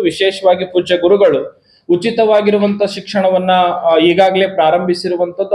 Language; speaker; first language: Kannada; native; Kannada